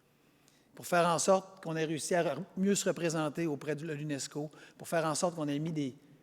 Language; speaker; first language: French; native; French